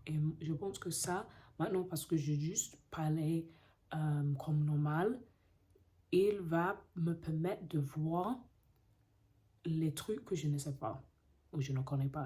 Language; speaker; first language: French; non-native, learner; English